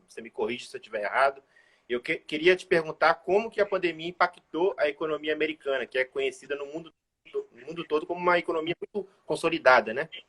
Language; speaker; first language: Portuguese; native; Portuguese